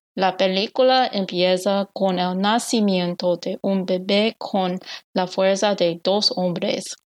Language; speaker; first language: Spanish; non-native, learner; English